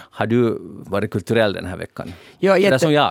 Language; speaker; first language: Swedish; native; Swedish